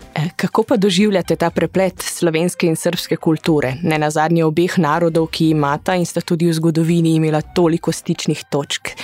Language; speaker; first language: Slovenian; early bilingual, heritage; Slovenian